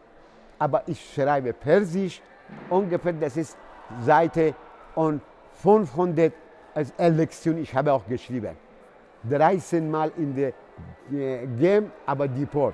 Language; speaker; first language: German; non-native, learner; Persian